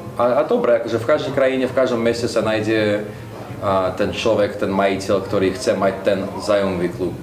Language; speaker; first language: Slovak; non-native, fluent; Russian